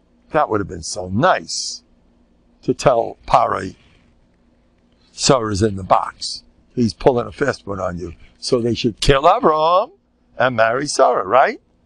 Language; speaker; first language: English; native; English